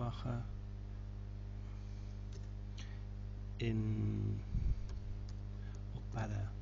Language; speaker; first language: Spanish; non-native, fluent; English